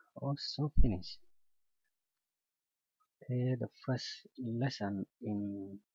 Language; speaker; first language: English; non-native, learner; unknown